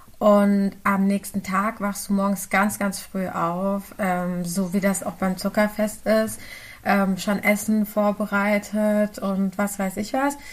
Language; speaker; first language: German; early bilingual, other home language; Central Kurdish